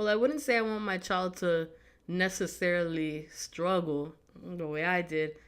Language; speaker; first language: English; native; English